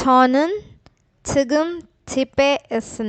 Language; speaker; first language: Korean; non-native, learner; Urdu